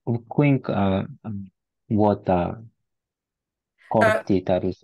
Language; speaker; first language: Finnish; non-native, learner; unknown